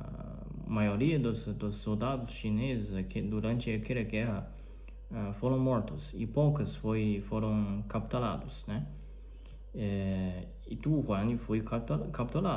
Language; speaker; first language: Portuguese; non-native, learner; Chinese